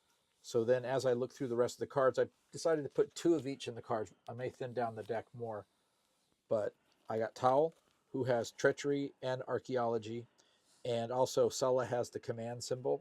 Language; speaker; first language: English; native; English